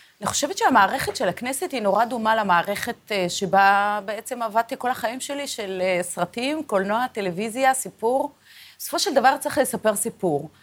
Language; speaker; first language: Hebrew; non-native, local second language; Arabic